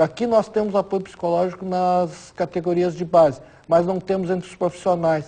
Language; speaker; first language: Portuguese; native; Portuguese